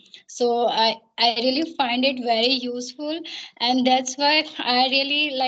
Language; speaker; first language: English; non-native, learner; Hindi